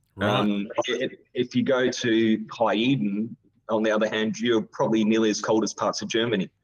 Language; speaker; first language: English; native; English